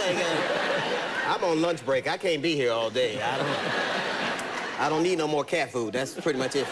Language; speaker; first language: English; native; English